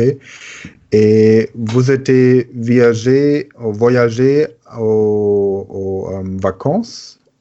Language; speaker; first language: French; non-native, learner; German